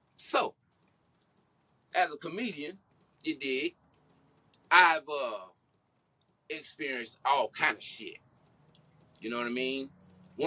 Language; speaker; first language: English; native; English